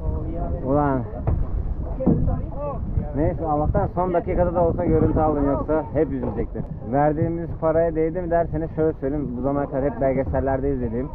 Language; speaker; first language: Turkish; native; Turkish